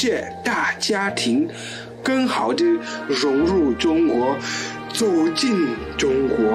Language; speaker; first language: Chinese; non-native, fluent; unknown